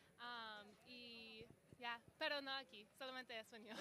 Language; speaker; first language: Spanish; non-native, learner; English